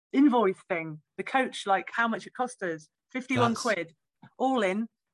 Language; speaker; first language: English; native; English